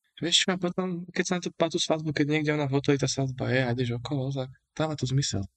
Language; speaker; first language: Slovak; native; Slovak